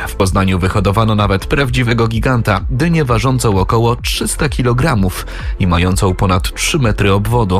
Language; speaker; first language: Polish; native; Polish